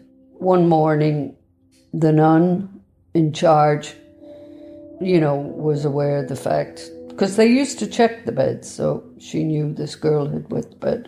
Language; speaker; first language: English; native; English